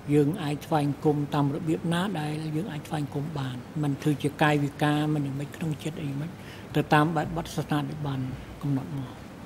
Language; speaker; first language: Khmer; non-native, local second language; Western Cham